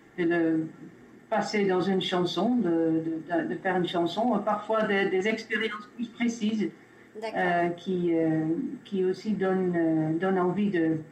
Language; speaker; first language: French; non-native, fluent; Dutch